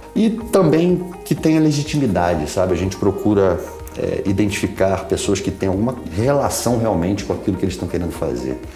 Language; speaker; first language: Portuguese; native; Portuguese